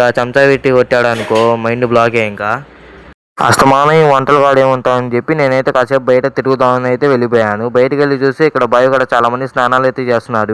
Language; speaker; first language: Telugu; non-native, local second language; Urdu